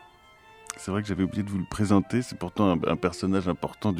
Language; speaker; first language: French; native; French